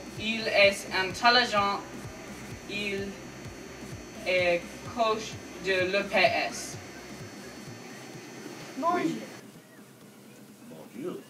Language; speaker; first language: French; non-native, learner; English